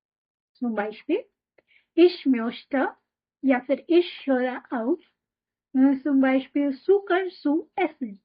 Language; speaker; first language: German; non-native, fluent; Hindi